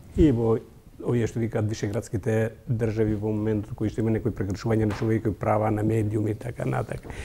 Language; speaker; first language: Macedonian; non-native, local second language; Albanian